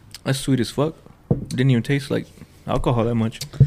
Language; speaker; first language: English; early bilingual, other home language; Spanish